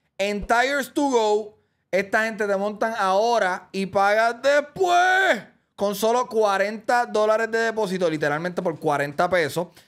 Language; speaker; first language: Spanish; native; Spanish